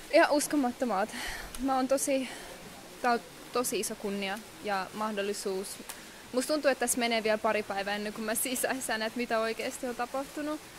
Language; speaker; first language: Finnish; early bilingual, other home language; Estonian